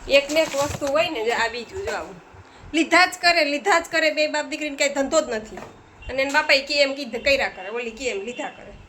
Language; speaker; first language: Gujarati; native; Gujarati